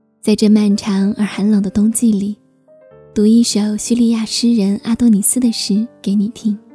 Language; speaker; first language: Chinese; native; Chinese